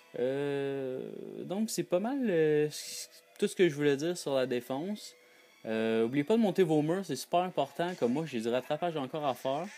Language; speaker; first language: French; native; French